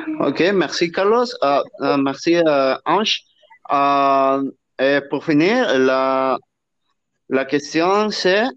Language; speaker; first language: French; non-native, learner; Spanish